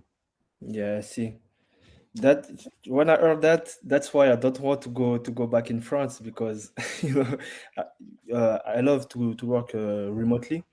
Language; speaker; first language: English; non-native, learner; French